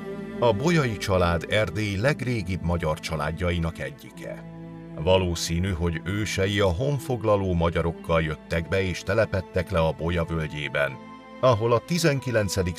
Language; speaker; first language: Hungarian; native; Hungarian